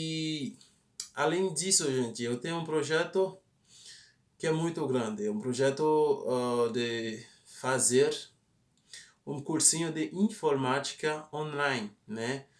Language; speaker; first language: Portuguese; non-native, fluent; Haitian Creole